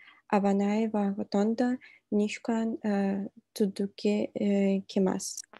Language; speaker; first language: Japanese; non-native, learner; Russian